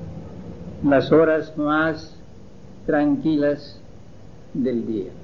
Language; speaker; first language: Spanish; non-native, fluent; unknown